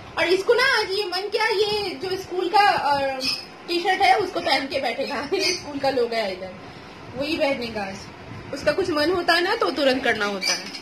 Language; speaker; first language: Hindi; non-native, local second language; Bangla